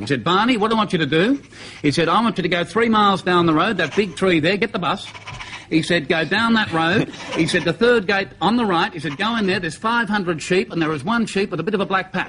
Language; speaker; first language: English; native; English